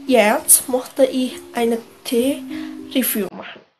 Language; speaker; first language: German; non-native, learner; Indonesian